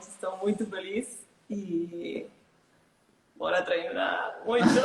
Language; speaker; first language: Portuguese; non-native, fluent; Spanish